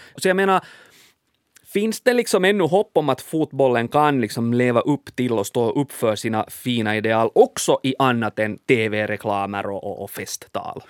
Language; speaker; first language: Swedish; native; Swedish